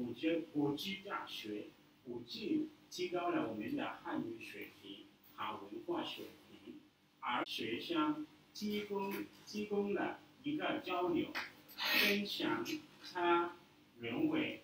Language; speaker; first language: Chinese; non-native, learner; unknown